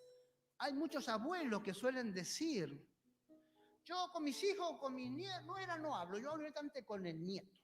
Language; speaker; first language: Spanish; native; Spanish